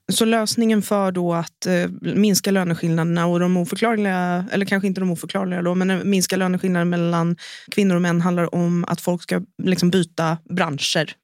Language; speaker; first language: Swedish; native; Swedish